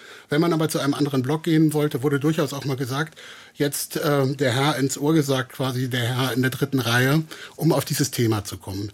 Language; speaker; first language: German; native; German